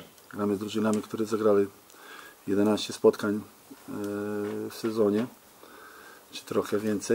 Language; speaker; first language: Polish; non-native, fluent; Serbian